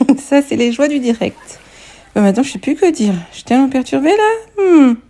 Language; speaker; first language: French; native; French